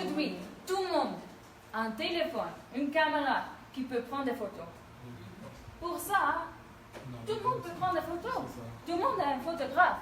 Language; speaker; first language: French; non-native, fluent; Dutch